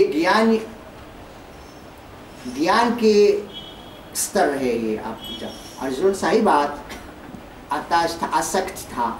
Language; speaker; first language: Hindi; non-native, learner; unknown